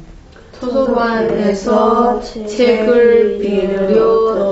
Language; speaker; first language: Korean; non-native, learner; Chinese